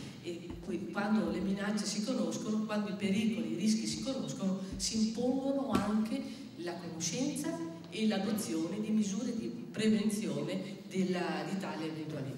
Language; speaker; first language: Italian; native; Italian